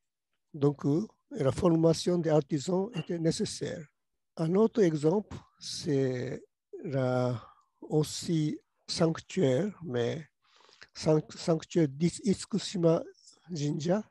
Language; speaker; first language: French; non-native, learner; Japanese